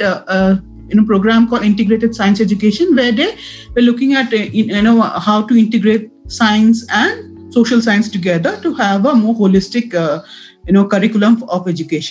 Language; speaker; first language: English; non-native, local second language; Assamese